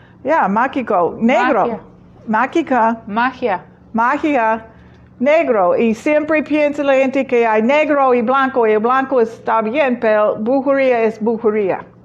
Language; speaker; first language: Spanish; non-native, fluent; English